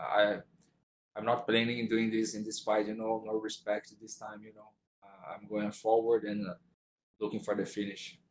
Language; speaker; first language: English; non-native, fluent; Portuguese